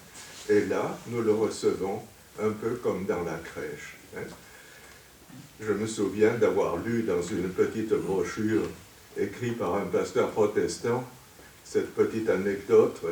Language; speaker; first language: French; native; French